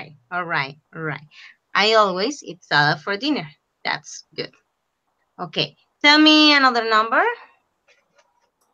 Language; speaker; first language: English; non-native, fluent; Spanish